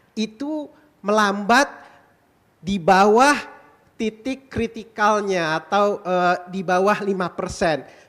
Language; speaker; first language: Indonesian; native; Indonesian